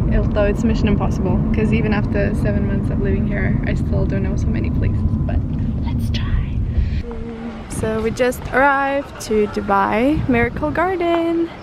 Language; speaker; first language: English; non-native, fluent; Lithuanian